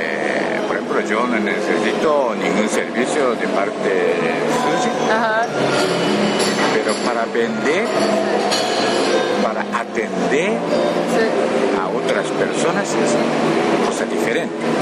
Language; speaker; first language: Spanish; non-native, fluent; Japanese